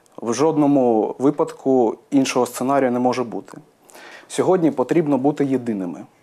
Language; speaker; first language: Ukrainian; non-native, local second language; Armenian